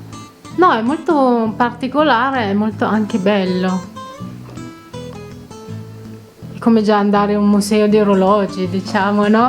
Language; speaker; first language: Italian; non-native, learner; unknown